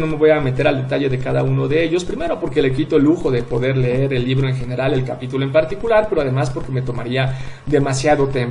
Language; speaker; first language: Spanish; native; Spanish